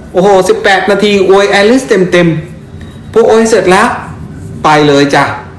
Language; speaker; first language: Thai; non-native, fluent; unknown